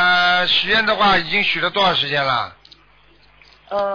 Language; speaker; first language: Chinese; native; Chinese